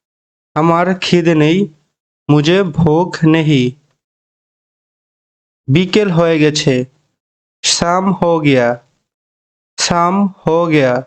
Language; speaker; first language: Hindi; non-native, fluent; Bangla